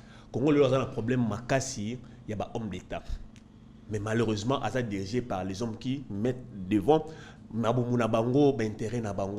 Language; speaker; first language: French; non-native, local second language; Lingala